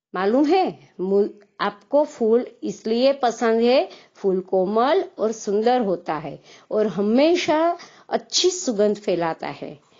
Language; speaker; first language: Hindi; non-native, local second language; Gujarati